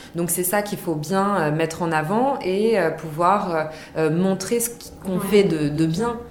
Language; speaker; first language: French; native; French